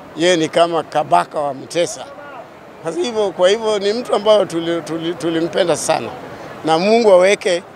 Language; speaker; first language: Swahili; non-native, local second language; Luo (Kenya and Tanzania)